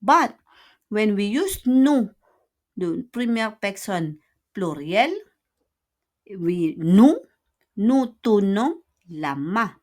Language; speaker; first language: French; non-native, fluent; Filipino